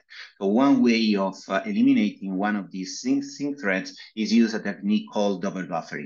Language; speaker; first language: English; non-native, fluent; Spanish